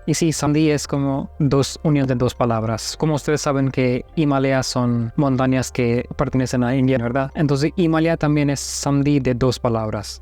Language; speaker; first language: Spanish; non-native, learner; Hindi